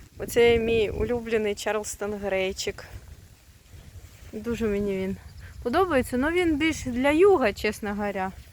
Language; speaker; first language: Ukrainian; native; Ukrainian